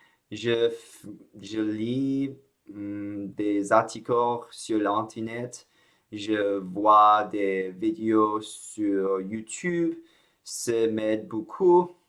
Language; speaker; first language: French; non-native, learner; English